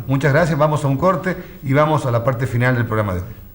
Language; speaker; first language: Spanish; native; Spanish